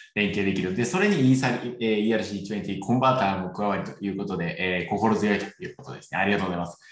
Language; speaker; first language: Japanese; native; Japanese